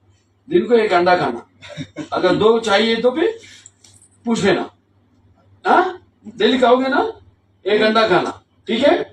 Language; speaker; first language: Hindi; non-native, local second language; Telugu